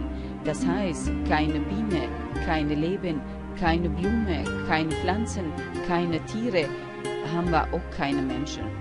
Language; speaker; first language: German; non-native, learner; Albanian